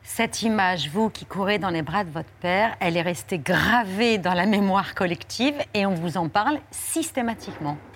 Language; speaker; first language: French; native; French